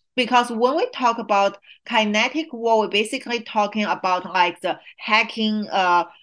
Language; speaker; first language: English; non-native, fluent; Chinese